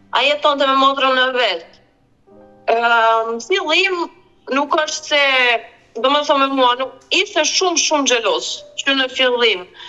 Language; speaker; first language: Albanian; early bilingual, heritage; Albanian